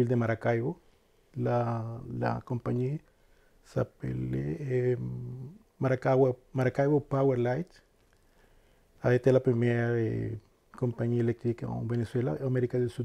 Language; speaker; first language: French; non-native, fluent; Spanish